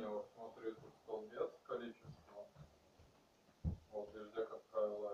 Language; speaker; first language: Russian; native; Russian